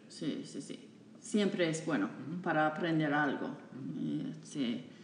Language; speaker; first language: Spanish; non-native, fluent; English